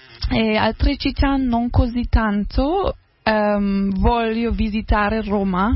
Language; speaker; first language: Italian; non-native, learner; German